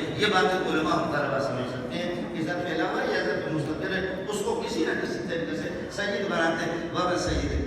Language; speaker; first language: Urdu; non-native, local second language; Baluchi